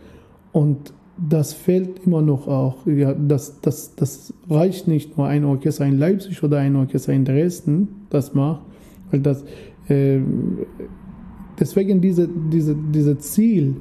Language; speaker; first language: German; non-native, fluent; Persian